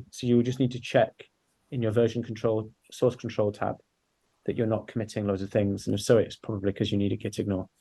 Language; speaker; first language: English; native; English